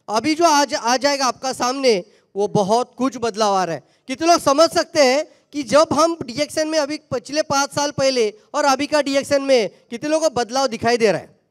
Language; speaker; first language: Hindi; non-native, local second language; Marathi